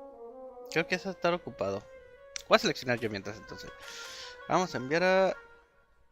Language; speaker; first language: Spanish; native; Spanish